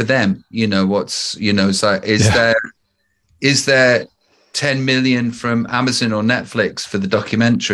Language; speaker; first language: English; native; English